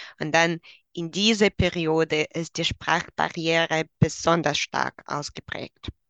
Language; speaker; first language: German; non-native, fluent; Russian